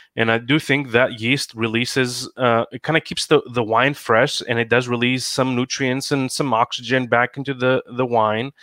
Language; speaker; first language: English; non-native, fluent; Greek